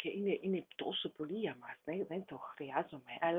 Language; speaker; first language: Greek; non-native, learner; German